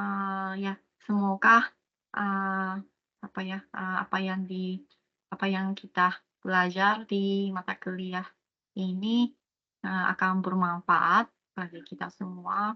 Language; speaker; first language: Indonesian; non-native, fluent; Japanese